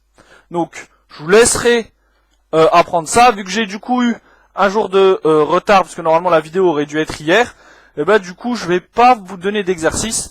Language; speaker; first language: French; native; French